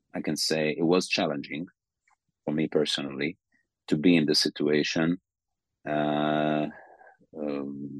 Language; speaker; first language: English; non-native, fluent; Arabic